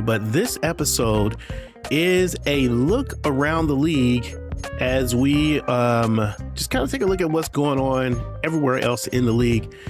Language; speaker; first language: English; native; English